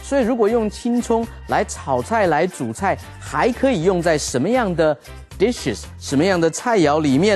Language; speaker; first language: Chinese; native; Chinese